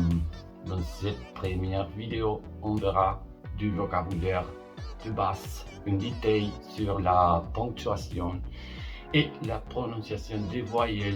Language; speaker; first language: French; non-native, learner; Spanish